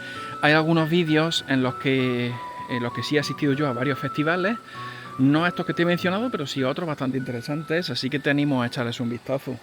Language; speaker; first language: Spanish; native; Spanish